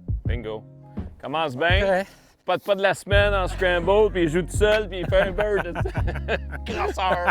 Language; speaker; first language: French; native; French